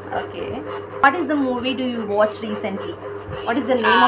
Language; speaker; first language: English; non-native, learner; Kannada